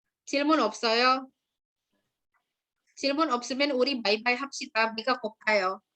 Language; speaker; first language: Korean; non-native, fluent; Indonesian